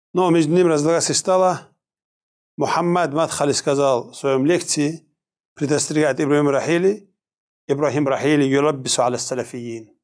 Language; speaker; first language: Russian; non-native, local second language; Kumyk